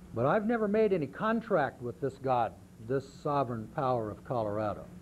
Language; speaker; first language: English; native; English